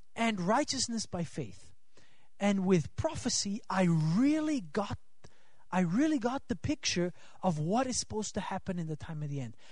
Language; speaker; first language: English; non-native, fluent; Swiss German